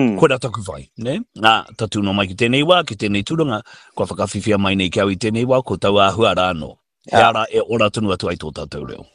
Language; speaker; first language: Māori; non-native, local second language; English